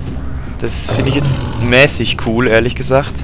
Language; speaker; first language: German; native; German